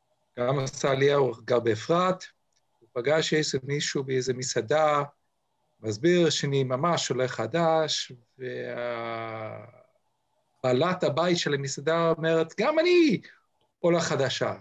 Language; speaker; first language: Hebrew; non-native, fluent; English